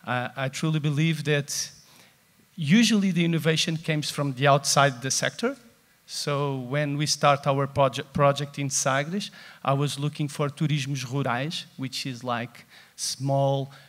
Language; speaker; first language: English; non-native, fluent; Portuguese